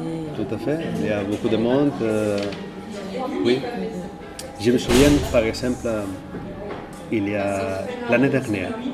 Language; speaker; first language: French; non-native, fluent; Catalan